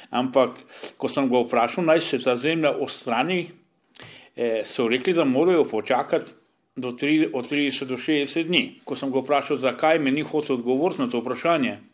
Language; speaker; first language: Slovenian; non-native, local second language; Romany